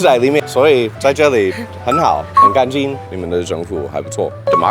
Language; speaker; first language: Chinese; non-native, learner; English